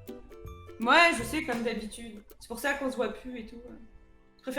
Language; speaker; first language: French; native; French